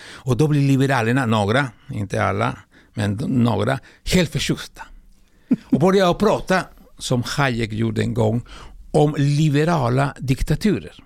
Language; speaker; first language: Swedish; non-native, fluent; Spanish